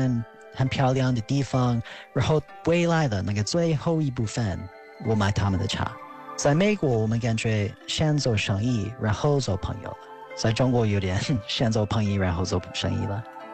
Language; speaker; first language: Chinese; non-native, fluent; English